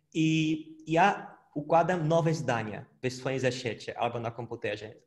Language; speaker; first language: Polish; non-native, fluent; Portuguese